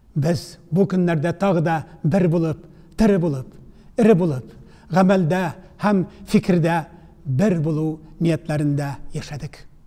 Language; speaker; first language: Tatar; native; Tatar